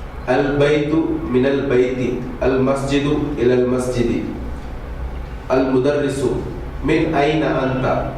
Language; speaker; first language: Arabic; non-native, learner; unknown